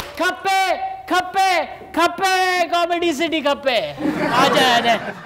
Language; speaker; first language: Urdu; non-native, local second language; Sindhi